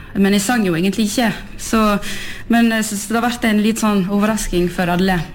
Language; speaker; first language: Norwegian; non-native, fluent; French